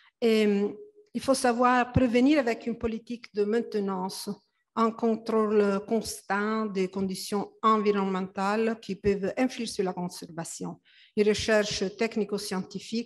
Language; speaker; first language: French; non-native, fluent; Italian